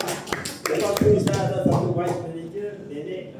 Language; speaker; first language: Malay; non-native, local second language; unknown